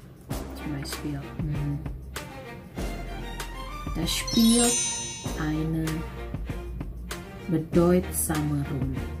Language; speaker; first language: German; non-native, fluent; Indonesian